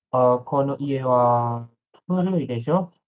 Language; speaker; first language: Japanese; non-native, learner; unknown